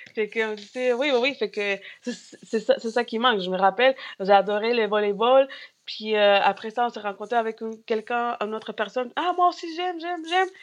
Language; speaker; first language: French; non-native, fluent; Spanish